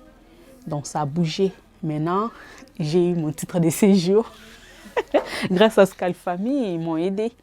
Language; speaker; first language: French; non-native, fluent; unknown